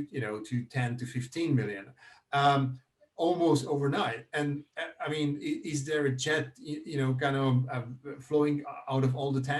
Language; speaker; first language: English; non-native, fluent; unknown